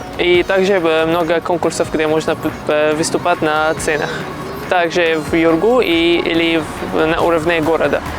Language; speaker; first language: Russian; non-native, fluent; Arabic